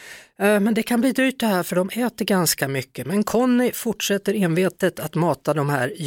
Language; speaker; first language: Swedish; native; Swedish